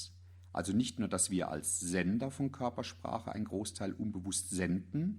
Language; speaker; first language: German; native; German